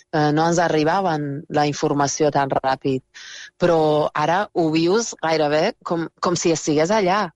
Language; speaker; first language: Catalan; non-native, fluent; Persian